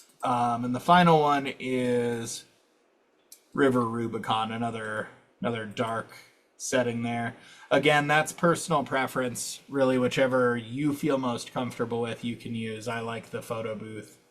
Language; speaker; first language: English; native; English